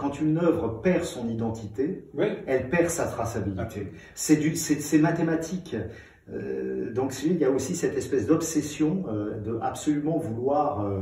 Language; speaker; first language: French; native; French